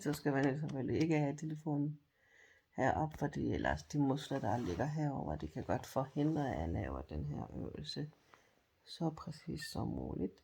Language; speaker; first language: Danish; non-native, fluent; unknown